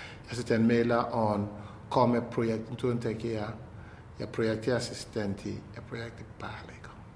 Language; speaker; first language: Finnish; non-native, fluent; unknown